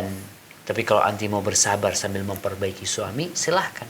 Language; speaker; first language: Malay; native; Malay